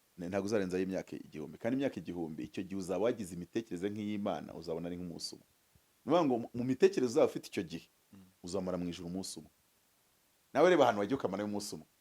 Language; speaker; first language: Kinyarwanda; early bilingual, heritage; Kinyarwanda